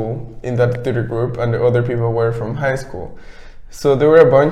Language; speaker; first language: English; non-native, fluent; Spanish